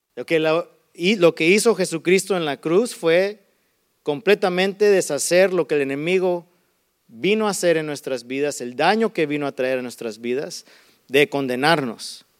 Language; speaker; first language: Spanish; early bilingual, heritage; Spanish